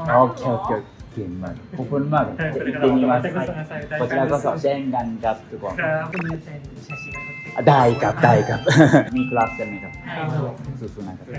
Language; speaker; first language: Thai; non-native, learner; Japanese